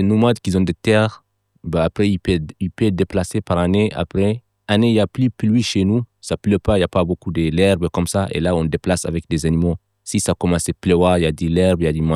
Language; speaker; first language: French; non-native, local second language; Fula